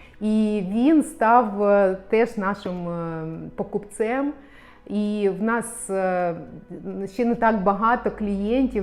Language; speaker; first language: Ukrainian; non-native, local second language; Russian